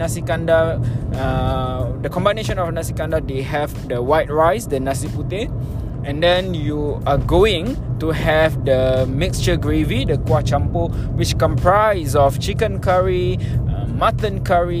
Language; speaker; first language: English; non-native, local second language; Malay